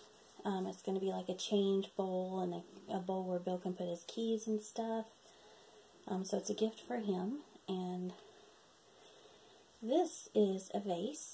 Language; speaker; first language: English; native; English